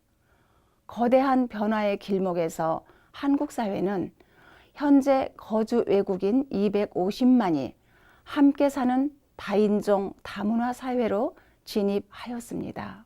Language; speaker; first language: Korean; native; Korean